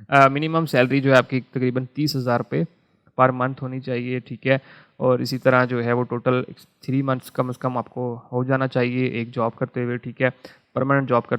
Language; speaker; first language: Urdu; non-native, local second language; Punjabi